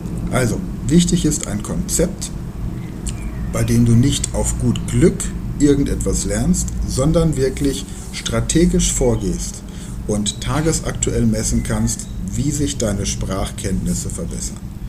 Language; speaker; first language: German; native; German